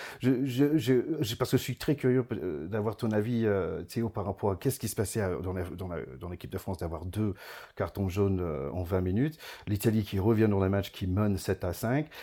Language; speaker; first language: French; non-native, fluent; English